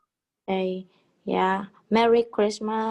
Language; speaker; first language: English; non-native, learner; Vietnamese